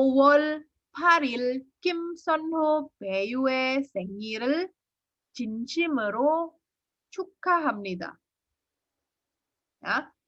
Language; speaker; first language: Korean; non-native, fluent; Indonesian